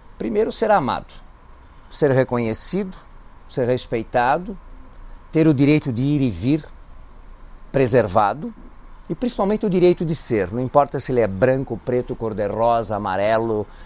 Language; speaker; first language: Portuguese; non-native, fluent; Greek